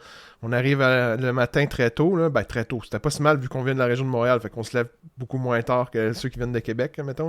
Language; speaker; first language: French; native; French